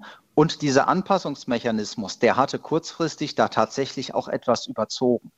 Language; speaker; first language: German; native; German